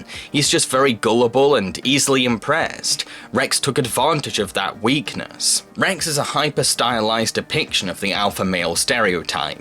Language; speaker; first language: English; native; English